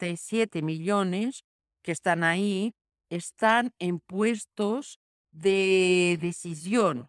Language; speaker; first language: Spanish; non-native, fluent; Portuguese